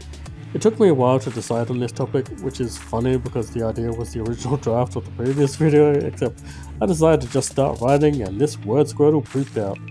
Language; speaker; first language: English; native; English